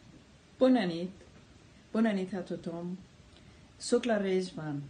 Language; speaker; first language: Catalan; non-native, fluent; Persian